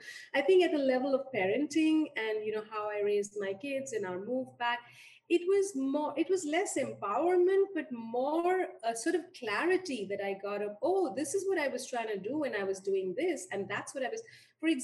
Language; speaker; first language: English; non-native, local second language; Hindi